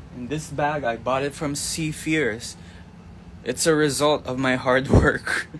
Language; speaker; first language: English; non-native, local second language; Filipino